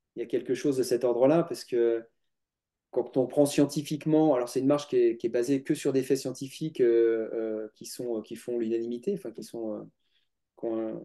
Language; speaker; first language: French; native; French